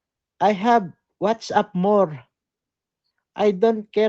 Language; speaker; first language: English; non-native, learner; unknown